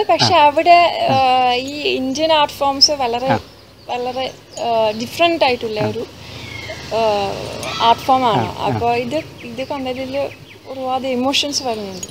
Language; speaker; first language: Malayalam; early bilingual, heritage; Malayalam